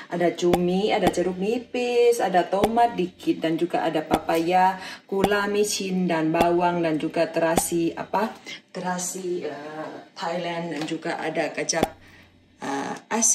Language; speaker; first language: Indonesian; non-native, fluent; Thai